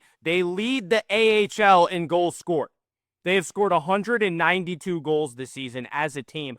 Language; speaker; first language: English; native; English